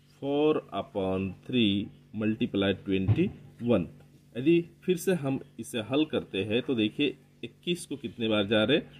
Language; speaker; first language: Hindi; non-native, local second language; Marathi